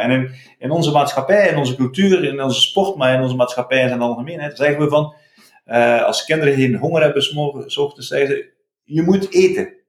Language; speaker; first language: Dutch; native; Dutch